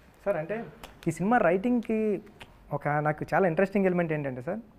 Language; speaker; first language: Telugu; native; Telugu